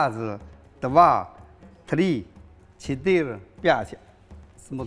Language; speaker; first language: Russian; non-native, learner; Chinese